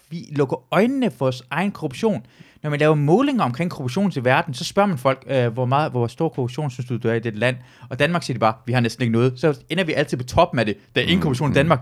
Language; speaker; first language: Danish; early bilingual, other home language; Persian